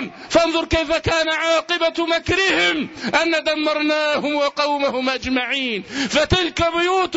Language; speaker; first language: Arabic; native; Arabic